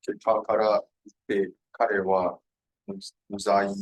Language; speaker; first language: Japanese; non-native, learner; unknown